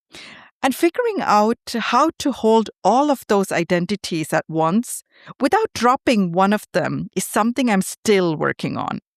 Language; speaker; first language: English; non-native, fluent; Tamil